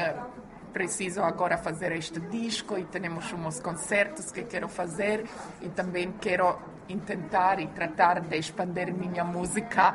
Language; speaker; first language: Portuguese; non-native, learner; Croatian